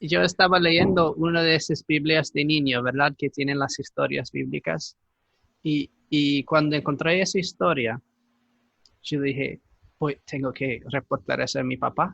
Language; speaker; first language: Spanish; non-native, fluent; English